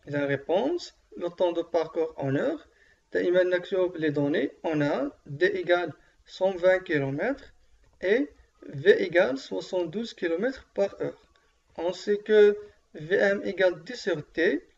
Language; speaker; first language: French; non-native, local second language; Arabic